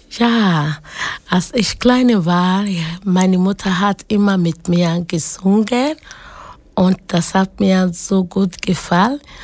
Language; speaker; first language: German; non-native, learner; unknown